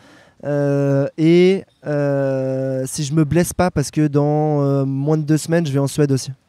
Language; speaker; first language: French; native; French